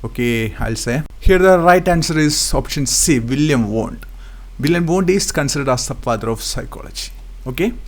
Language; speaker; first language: English; non-native, local second language; Malayalam